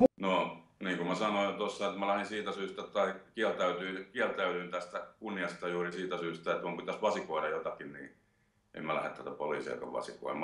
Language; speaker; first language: Finnish; native; Finnish